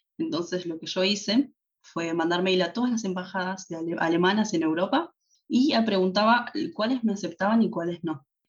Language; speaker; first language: Spanish; native; Spanish